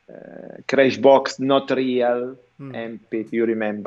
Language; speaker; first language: English; non-native, learner; Italian